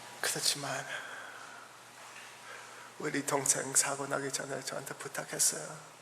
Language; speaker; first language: Korean; early bilingual, heritage; English